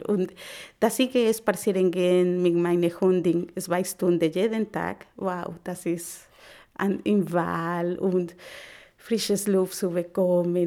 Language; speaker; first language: German; non-native, learner; Spanish